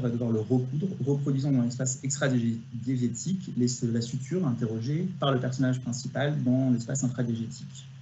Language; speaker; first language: French; native; French